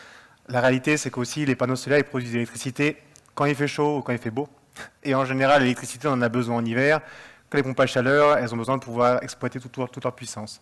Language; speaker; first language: French; native; French